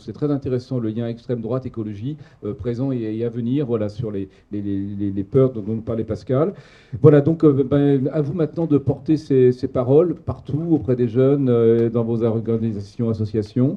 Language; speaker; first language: French; native; French